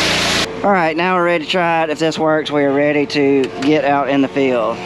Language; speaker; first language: English; native; English